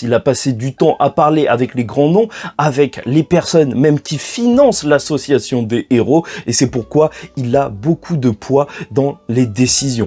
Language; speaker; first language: French; native; French